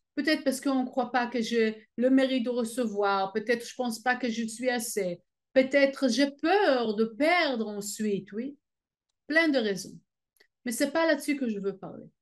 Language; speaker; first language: French; non-native, fluent; Hebrew